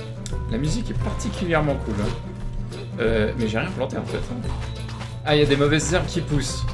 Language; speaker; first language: French; native; French